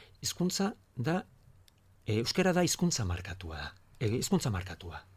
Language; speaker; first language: Basque; non-native, local second language; Spanish